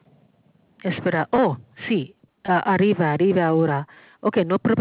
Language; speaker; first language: Spanish; non-native, learner; English